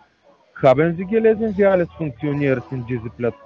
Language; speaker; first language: German; non-native, learner; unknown